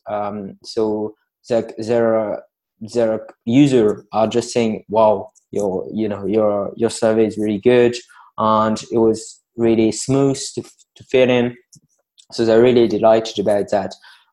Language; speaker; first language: English; non-native, fluent; French